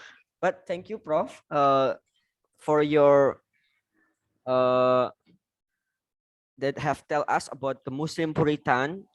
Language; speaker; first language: English; non-native, learner; Indonesian